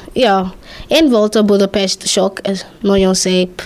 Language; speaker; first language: Hungarian; non-native, learner; English